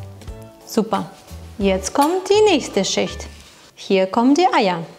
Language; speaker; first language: German; non-native, fluent; Russian